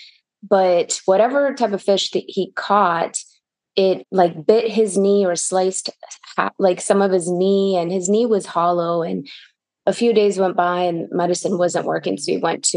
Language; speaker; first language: English; early bilingual, other home language; Russian